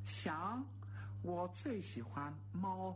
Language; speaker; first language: Chinese; non-native, learner; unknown